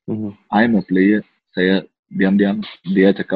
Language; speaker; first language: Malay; non-native, local second language; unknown